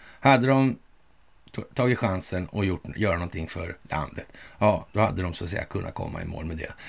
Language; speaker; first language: Swedish; native; Swedish